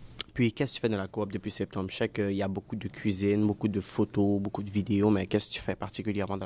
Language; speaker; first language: French; native; French